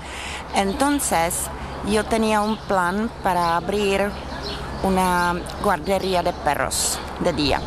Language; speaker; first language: Spanish; non-native, learner; Czech